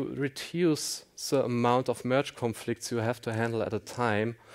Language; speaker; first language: English; non-native, fluent; German